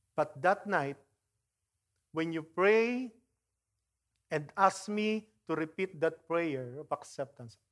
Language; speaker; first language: English; non-native, local second language; Filipino